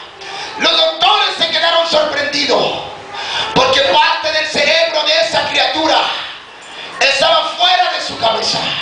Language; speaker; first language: Spanish; native; Spanish